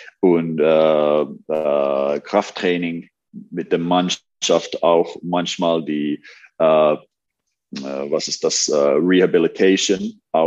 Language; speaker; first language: German; non-native, learner; Finnish